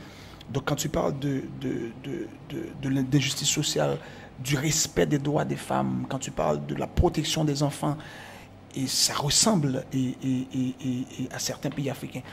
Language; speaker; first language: French; non-native, local second language; Haitian Creole